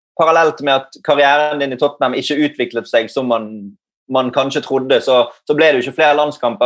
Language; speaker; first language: Norwegian; native; Norwegian